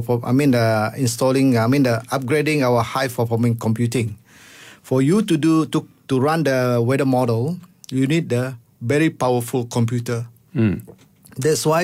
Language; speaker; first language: English; non-native, local second language; Malay